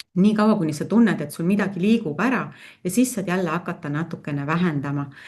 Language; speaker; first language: Estonian; native; Estonian